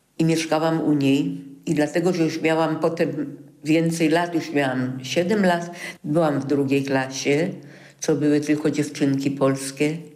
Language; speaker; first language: Polish; native; Polish